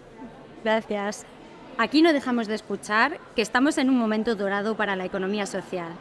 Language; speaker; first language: Spanish; native; Spanish